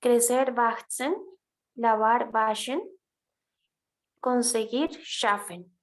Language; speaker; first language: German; non-native, fluent; Spanish